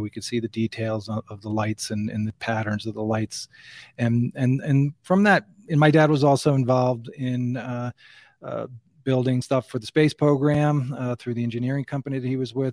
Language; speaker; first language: English; native; English